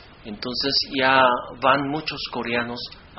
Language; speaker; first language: Spanish; non-native, fluent; Korean